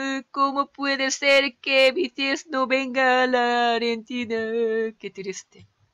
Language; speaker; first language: Spanish; non-native, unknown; Korean